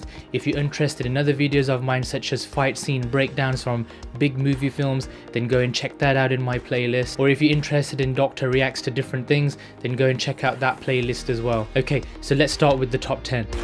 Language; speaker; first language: English; native; English